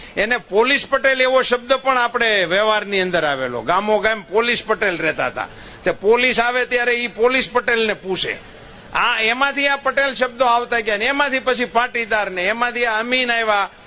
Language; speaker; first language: Gujarati; native; Gujarati